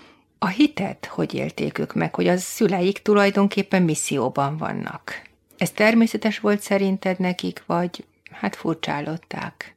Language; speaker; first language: Hungarian; native; Hungarian